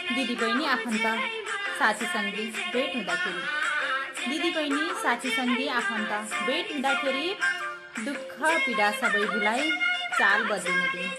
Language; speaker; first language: Nepali; native; Nepali